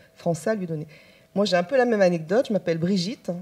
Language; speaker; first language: French; non-native, local second language; Chinese